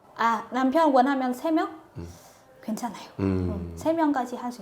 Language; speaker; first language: Korean; non-native, fluent; Vietnamese